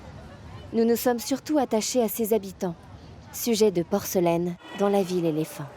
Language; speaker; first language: French; native; French